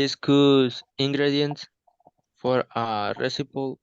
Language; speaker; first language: English; non-native, learner; Spanish